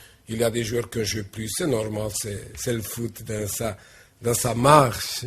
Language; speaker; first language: French; non-native, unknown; Portuguese